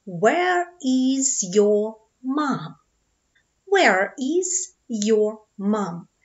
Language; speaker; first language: English; non-native, fluent; Ukrainian